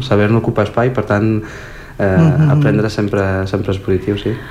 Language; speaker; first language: Catalan; non-native, fluent; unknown